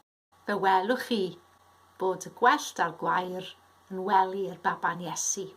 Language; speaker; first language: Welsh; native; Welsh